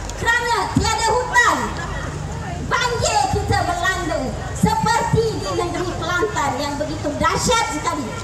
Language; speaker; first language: Malay; non-native, local second language; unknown